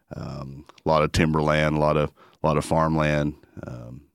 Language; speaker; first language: English; native; English